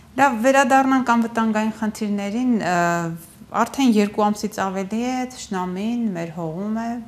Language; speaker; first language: Armenian; native; Armenian